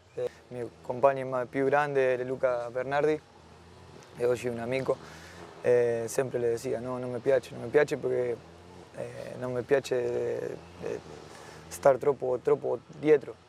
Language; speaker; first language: Italian; non-native, fluent; Spanish